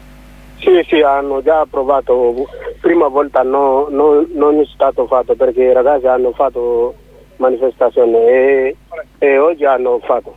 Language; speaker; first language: Italian; non-native, learner; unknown